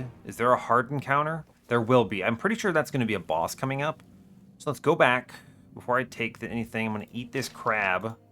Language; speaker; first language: English; native; English